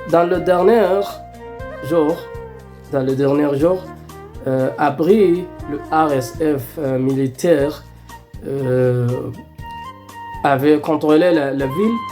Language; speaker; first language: French; non-native, learner; Arabic